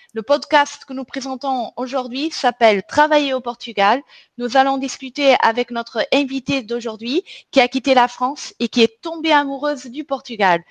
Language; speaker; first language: French; early bilingual, other home language; Portuguese